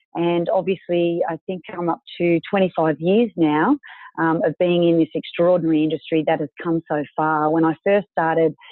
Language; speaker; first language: English; native; English